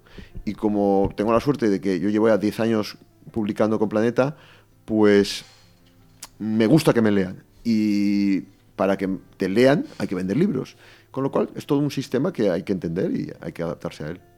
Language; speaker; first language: Spanish; native; Spanish